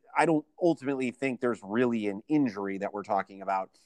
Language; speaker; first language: English; native; English